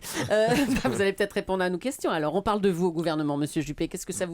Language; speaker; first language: French; native; French